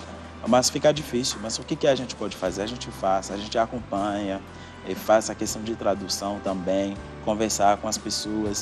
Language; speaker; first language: Portuguese; non-native, fluent; Haitian Creole